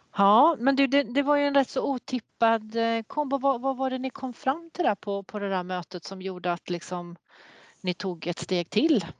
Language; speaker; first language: Swedish; native; Swedish